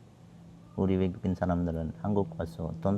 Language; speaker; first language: Korean; non-native, learner; Indonesian